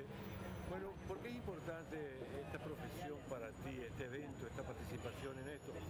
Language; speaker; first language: Spanish; native; Spanish